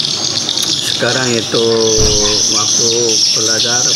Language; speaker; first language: Indonesian; non-native, learner; Korean